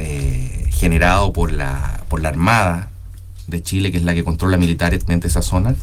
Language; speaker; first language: Spanish; native; Spanish